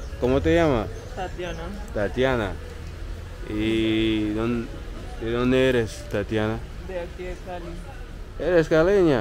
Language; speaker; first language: Spanish; non-native, learner; English